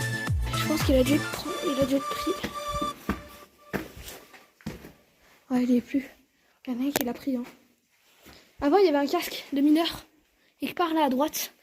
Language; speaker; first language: French; native; French